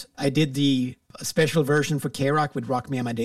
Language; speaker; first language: English; non-native, fluent; Swedish